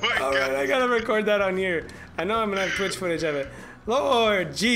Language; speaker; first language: English; native; English